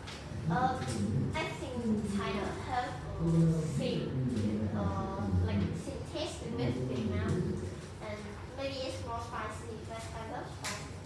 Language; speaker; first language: English; non-native, learner; Vietnamese